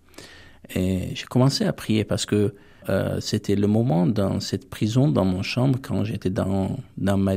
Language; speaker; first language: French; non-native, fluent; Armenian